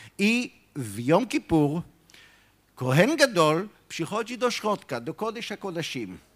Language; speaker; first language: Polish; non-native, fluent; Hebrew